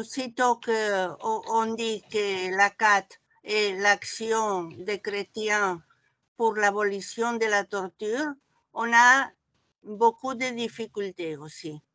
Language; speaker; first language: French; non-native, fluent; Catalan